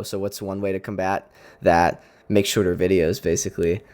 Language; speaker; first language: English; native; English